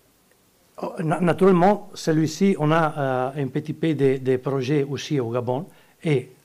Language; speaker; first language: French; non-native, learner; Italian